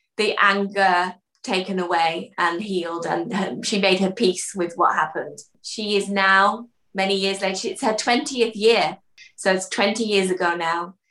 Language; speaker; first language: English; early bilingual, other home language; Dutch